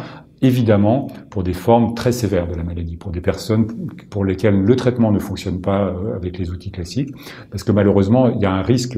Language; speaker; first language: French; native; French